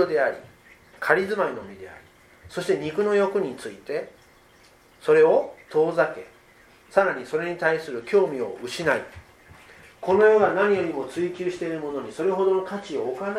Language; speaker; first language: Japanese; native; Japanese